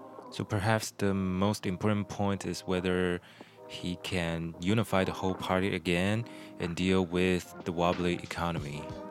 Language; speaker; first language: English; non-native, fluent; Chinese